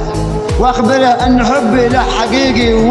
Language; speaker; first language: Arabic; native; Arabic